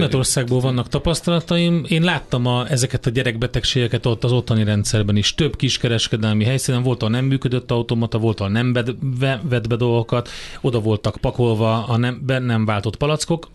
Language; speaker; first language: Hungarian; native; Hungarian